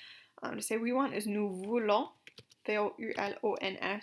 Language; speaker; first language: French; non-native, fluent; English